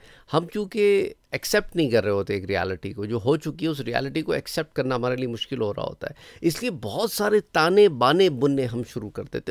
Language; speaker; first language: Urdu; native; Urdu